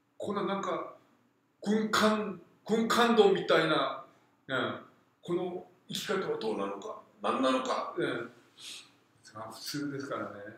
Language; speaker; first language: Japanese; non-native, fluent; Korean